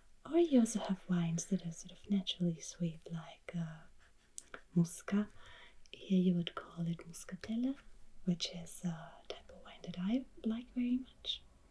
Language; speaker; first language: English; non-native, fluent; German